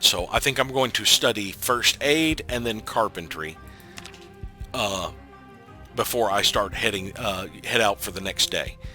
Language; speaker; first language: English; native; English